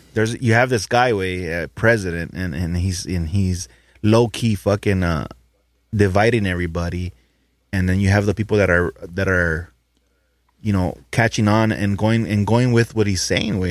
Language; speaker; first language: English; early bilingual, other home language; Spanish